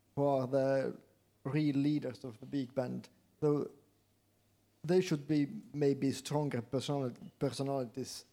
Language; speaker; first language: English; non-native, fluent; Estonian